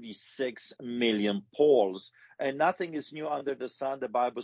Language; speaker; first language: English; non-native, fluent; Polish